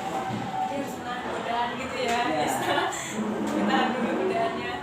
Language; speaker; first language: Indonesian; native; Indonesian